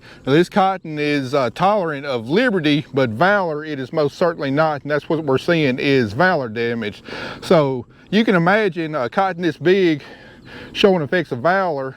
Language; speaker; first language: English; native; English